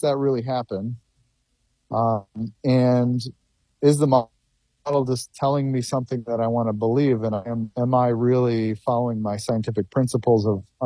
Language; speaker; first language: English; native; English